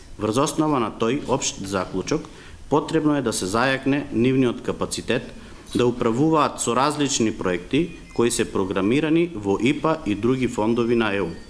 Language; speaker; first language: Macedonian; non-native, local second language; Romany